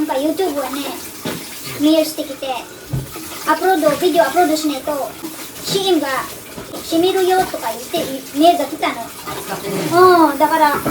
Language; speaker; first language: Japanese; non-native, learner; Cebuano